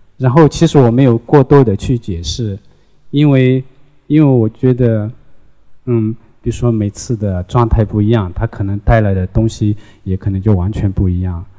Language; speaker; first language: Chinese; non-native, local second language; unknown